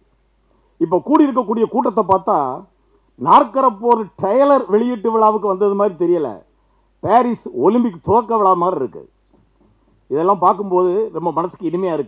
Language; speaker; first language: Tamil; native; Tamil